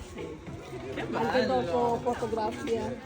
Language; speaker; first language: Italian; non-native, learner; Bangla